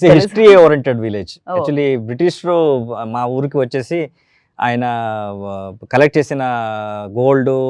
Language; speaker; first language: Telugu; non-native, learner; Kannada